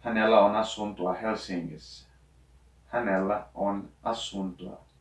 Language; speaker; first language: Finnish; non-native, learner; Portuguese